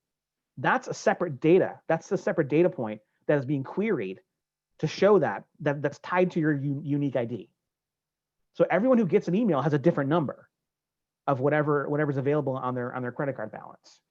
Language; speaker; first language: English; native; English